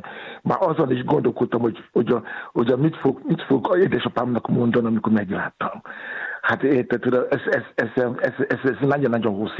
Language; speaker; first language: Hungarian; non-native, fluent; Yoruba